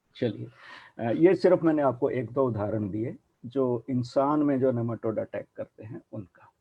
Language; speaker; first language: Hindi; non-native, local second language; Punjabi